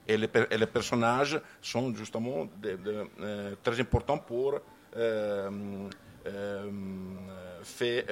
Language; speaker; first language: French; non-native, learner; Italian